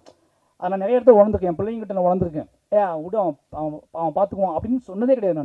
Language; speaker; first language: Tamil; native; Tamil